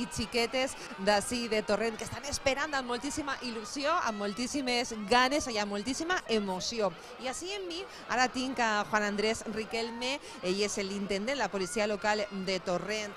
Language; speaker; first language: Catalan; native; Catalan